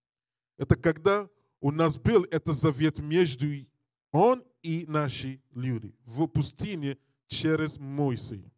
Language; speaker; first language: Russian; non-native, learner; English